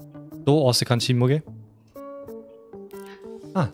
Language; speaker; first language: Korean; non-native, fluent; German